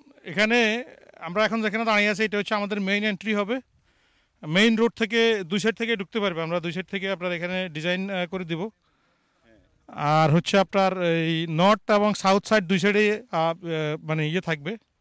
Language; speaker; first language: Bangla; native; Bangla